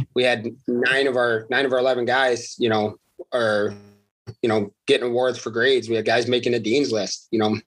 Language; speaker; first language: English; non-native, fluent; Uzbek